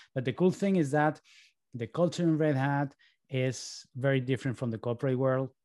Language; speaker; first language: English; early bilingual, other home language; Spanish